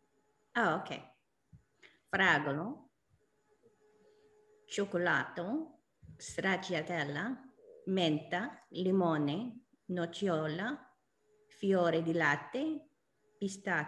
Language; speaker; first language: Italian; non-native, learner; English